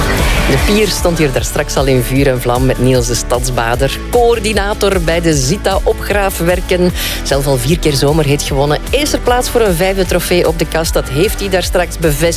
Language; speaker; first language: Dutch; native; Dutch